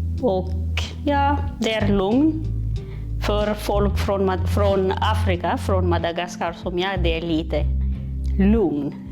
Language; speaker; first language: Swedish; non-native, learner; Malagasy